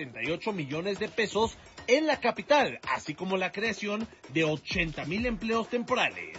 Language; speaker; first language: Spanish; native; Spanish